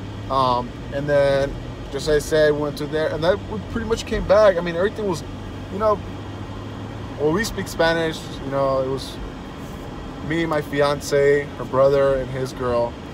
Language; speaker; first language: English; early bilingual, other home language; Spanish